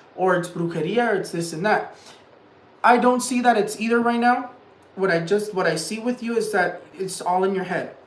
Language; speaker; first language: English; early bilingual, other home language; Spanish